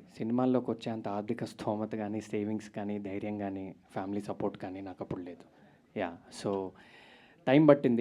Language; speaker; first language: Telugu; native; Telugu